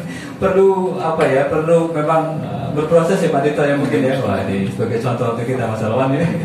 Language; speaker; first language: Indonesian; native; Indonesian